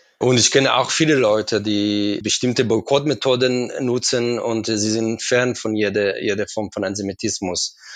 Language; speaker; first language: German; non-native, fluent; Hebrew